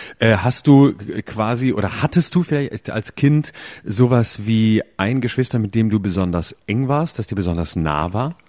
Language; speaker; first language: German; native; German